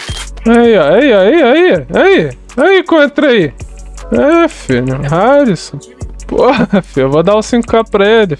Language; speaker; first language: Portuguese; native; Portuguese